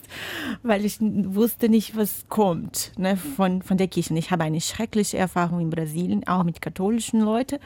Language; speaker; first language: German; non-native, fluent; Portuguese